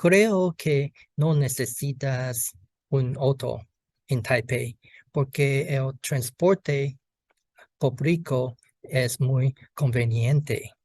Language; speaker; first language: Spanish; non-native, learner; Chinese